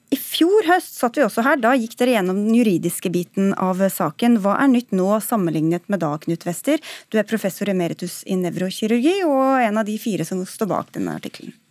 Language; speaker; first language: Norwegian; native; Norwegian